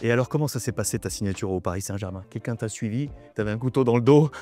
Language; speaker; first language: French; native; French